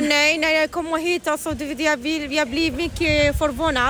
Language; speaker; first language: Swedish; non-native, local second language; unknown